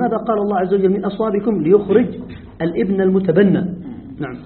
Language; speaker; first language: Arabic; native; Arabic